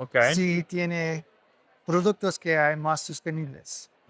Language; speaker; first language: Spanish; non-native, learner; English